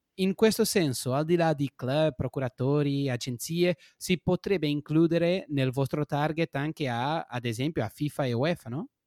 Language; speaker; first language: Italian; non-native, fluent; Portuguese